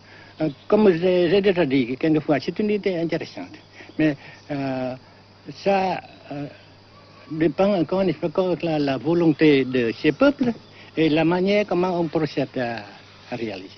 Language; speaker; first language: French; non-native, fluent; Vietnamese